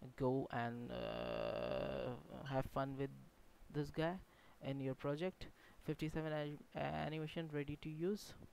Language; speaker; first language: English; non-native, local second language; Hindi